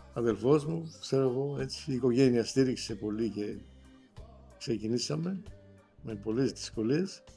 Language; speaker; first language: Greek; non-native, fluent; Armenian